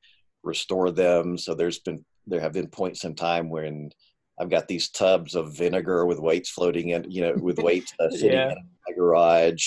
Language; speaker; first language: English; native; English